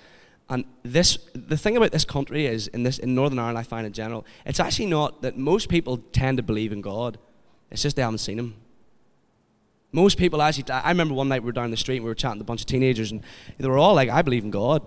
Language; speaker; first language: English; native; English